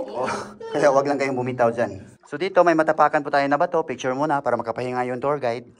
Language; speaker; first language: Filipino; non-native, local second language; Cebuano